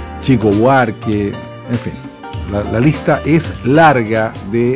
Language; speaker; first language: Spanish; native; Spanish